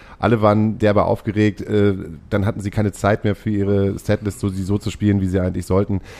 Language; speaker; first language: German; native; German